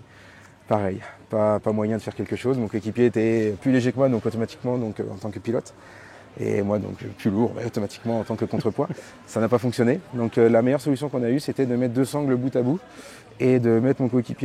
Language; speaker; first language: French; native; French